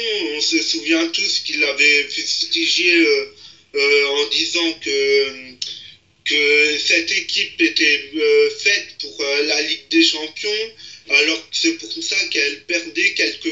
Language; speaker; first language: French; native; French